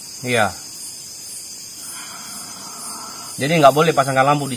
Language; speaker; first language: Indonesian; native; Indonesian